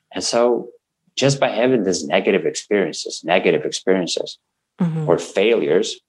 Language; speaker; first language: English; non-native, fluent; Russian